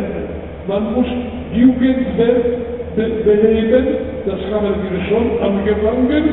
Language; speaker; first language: German; non-native, fluent; Polish